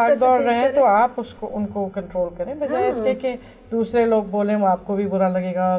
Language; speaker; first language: Urdu; native; Urdu